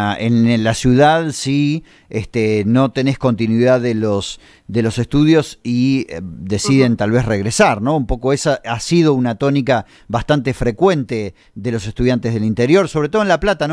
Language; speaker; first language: Spanish; native; Spanish